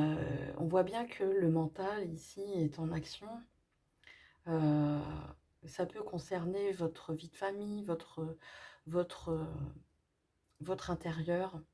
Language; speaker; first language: French; native; French